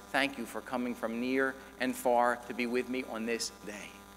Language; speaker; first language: English; native; English